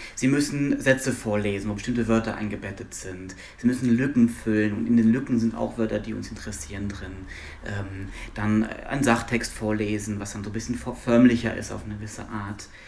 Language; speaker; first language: German; non-native, local second language; Luxembourgish